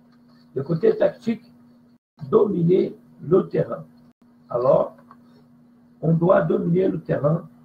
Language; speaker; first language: French; non-native, fluent; Portuguese